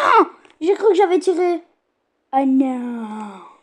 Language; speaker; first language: French; native; French